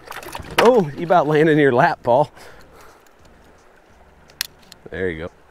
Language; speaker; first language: English; native; English